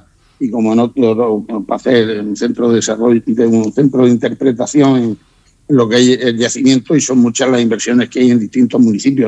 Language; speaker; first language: Spanish; native; Spanish